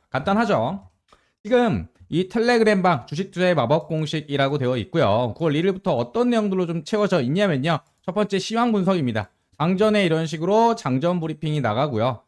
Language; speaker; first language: Korean; native; Korean